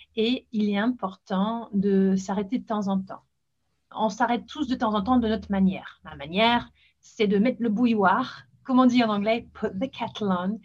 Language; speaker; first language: French; non-native, fluent; English